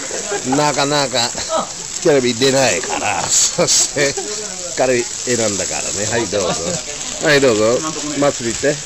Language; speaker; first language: Japanese; non-native, fluent; English